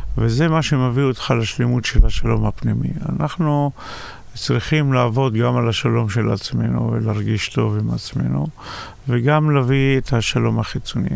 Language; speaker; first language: Hebrew; non-native, local second language; Arabic